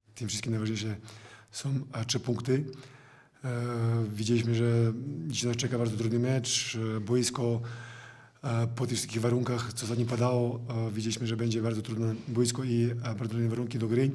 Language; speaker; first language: Polish; non-native, fluent; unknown